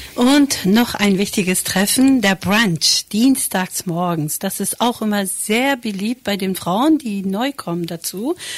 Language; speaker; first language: German; non-native, fluent; Turkish